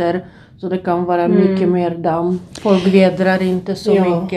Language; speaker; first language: Swedish; non-native, fluent; Polish